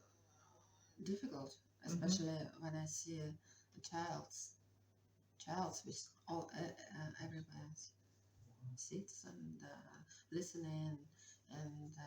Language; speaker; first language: English; non-native, learner; Russian